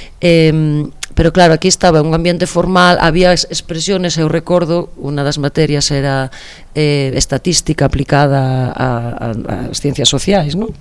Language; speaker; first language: Galician; non-native, local second language; Spanish